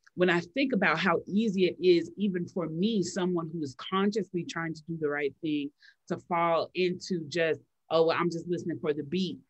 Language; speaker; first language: English; native; English